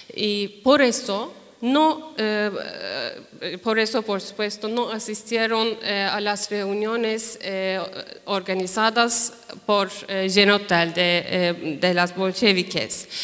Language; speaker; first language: Spanish; non-native, fluent; Turkish